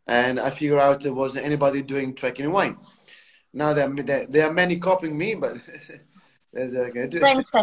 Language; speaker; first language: English; non-native, fluent; Italian